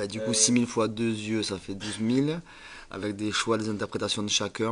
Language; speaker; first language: French; native; French